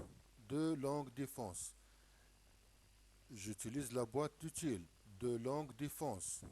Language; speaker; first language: French; non-native, local second language; Arabic